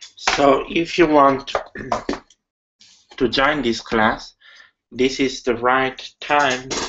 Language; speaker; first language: English; non-native, fluent; Italian